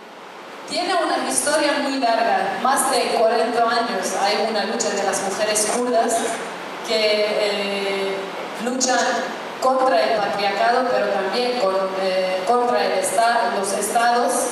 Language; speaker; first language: Spanish; non-native, fluent; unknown